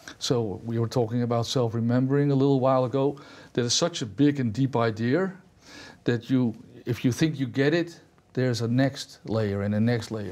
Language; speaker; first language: English; non-native, fluent; Dutch